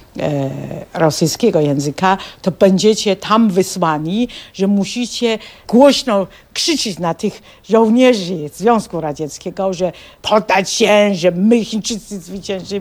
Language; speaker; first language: Polish; non-native, fluent; Chinese